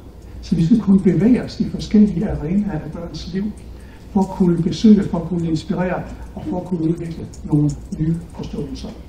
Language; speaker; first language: Danish; native; Danish